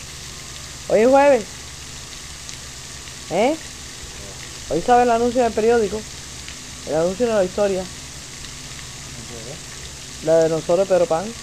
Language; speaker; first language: Spanish; native; Spanish